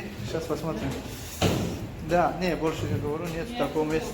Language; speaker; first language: Russian; non-native, local second language; Tajik